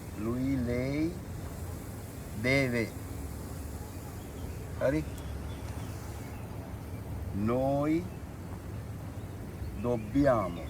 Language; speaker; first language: Italian; non-native, fluent; Sinhala